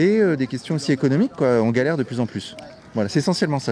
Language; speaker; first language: French; native; French